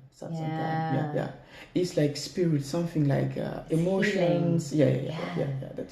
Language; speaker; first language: English; non-native, learner; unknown